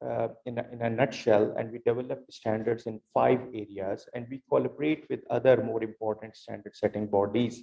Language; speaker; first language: English; non-native, local second language; Urdu